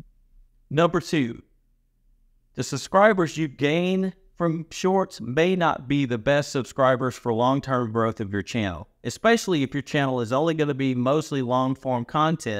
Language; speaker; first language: English; native; English